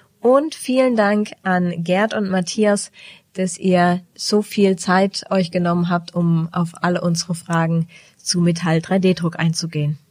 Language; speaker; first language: German; native; German